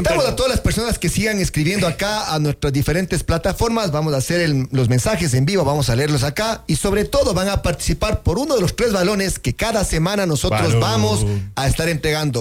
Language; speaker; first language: Spanish; native; Spanish